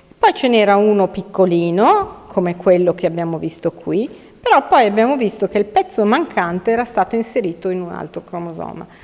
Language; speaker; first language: Italian; native; Italian